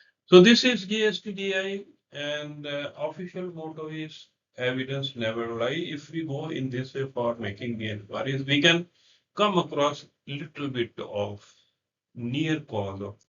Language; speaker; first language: English; non-native, local second language; Hindi